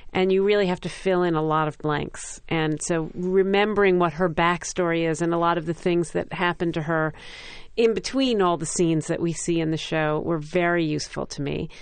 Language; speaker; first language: English; native; English